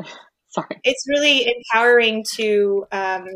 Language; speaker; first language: English; native; English